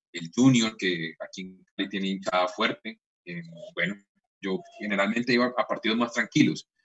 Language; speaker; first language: Spanish; native; Spanish